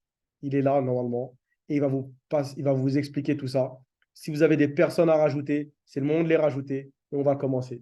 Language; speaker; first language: French; native; French